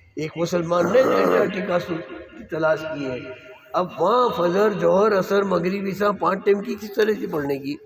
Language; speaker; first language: Urdu; non-native, local second language; Gujarati